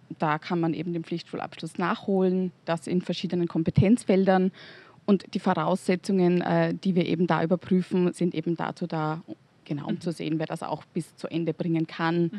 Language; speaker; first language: German; native; German